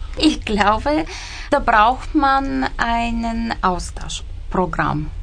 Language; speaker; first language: German; non-native, fluent; Bulgarian